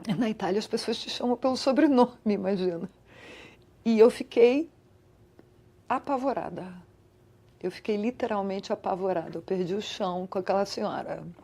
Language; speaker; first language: Portuguese; early bilingual, other home language; Italian